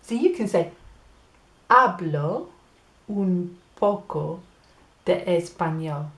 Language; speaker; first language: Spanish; non-native, learner; English